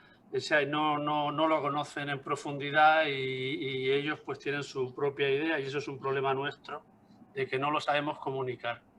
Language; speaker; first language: Spanish; native; Spanish